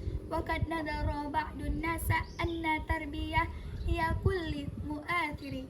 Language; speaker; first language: Arabic; non-native, learner; Indonesian